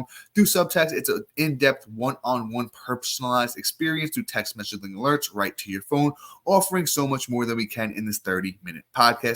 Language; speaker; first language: English; native; English